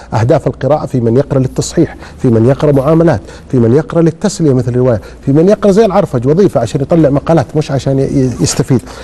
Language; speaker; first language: Arabic; native; Arabic